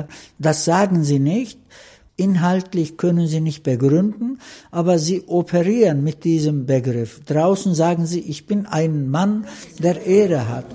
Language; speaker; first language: German; non-native, fluent; Turkish